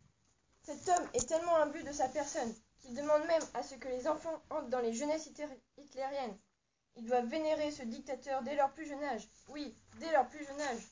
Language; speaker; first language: French; native; French